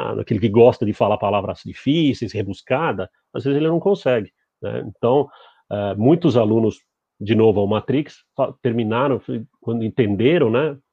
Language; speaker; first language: Portuguese; early bilingual, other home language; Spanish